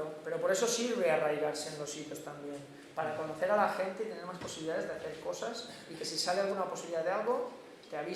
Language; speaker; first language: Spanish; native; Spanish